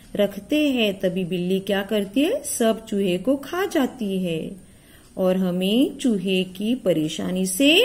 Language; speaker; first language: Hindi; non-native, local second language; Marathi